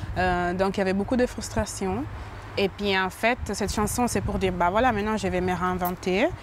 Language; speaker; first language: French; non-native, fluent; Italian